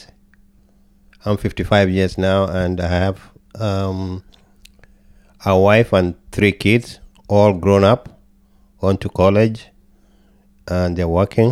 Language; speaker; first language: English; non-native, local second language; Gusii